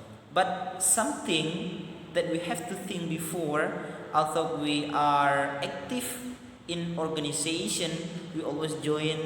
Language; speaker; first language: English; non-native, learner; Madurese